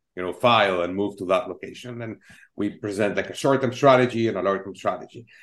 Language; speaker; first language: English; non-native, fluent; Spanish